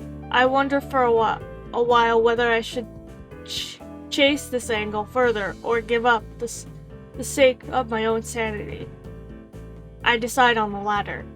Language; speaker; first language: English; native; English